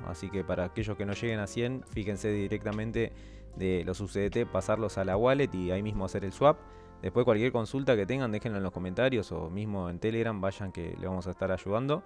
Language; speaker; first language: Spanish; native; Spanish